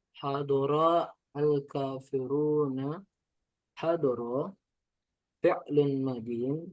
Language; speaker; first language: Arabic; non-native, learner; Indonesian